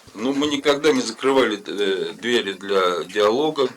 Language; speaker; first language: Russian; native; Russian